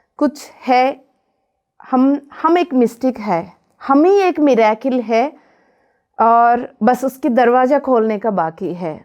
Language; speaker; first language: Hindi; non-native, local second language; Telugu